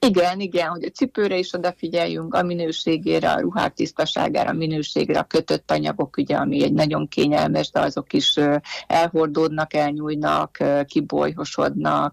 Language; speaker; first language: Hungarian; native; Hungarian